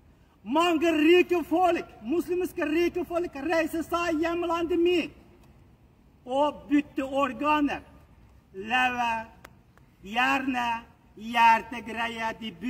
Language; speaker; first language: Norwegian; non-native, learner; Uyghur